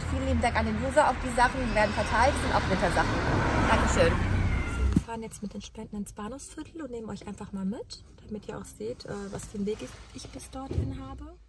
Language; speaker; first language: German; native; German